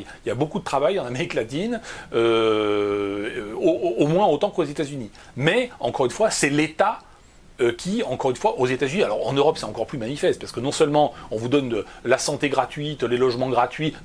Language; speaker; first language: French; native; French